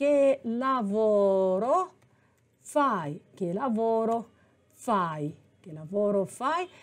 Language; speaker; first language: Italian; non-native, fluent; Arabic